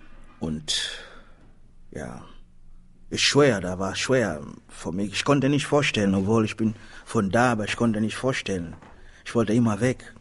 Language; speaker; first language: German; non-native, learner; Swahili